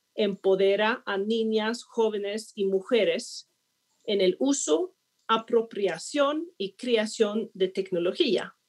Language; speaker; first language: Spanish; non-native, fluent; Swedish